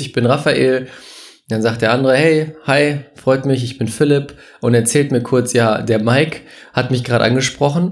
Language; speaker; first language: German; native; German